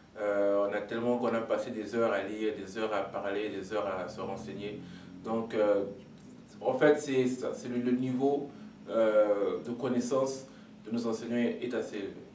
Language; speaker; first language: French; non-native, local second language; Lingala